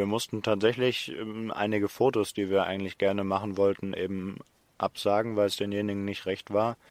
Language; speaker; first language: German; native; German